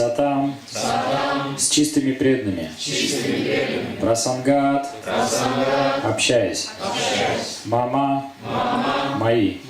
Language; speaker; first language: Russian; native; Russian